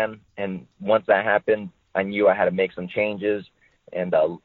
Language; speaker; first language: English; native; English